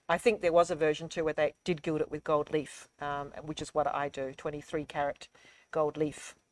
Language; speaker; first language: English; native; English